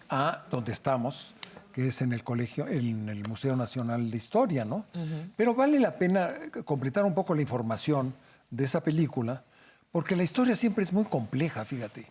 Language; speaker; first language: Spanish; native; Spanish